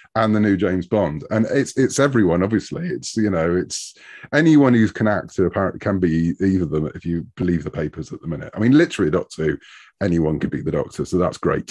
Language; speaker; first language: English; native; English